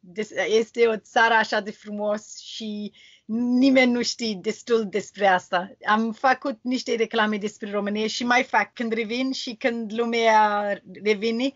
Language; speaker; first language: Romanian; non-native, learner; English